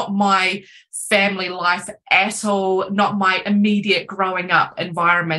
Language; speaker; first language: English; native; English